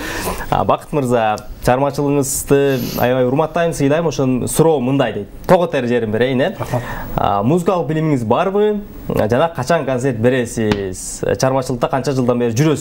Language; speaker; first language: Kyrgyz; native; Kyrgyz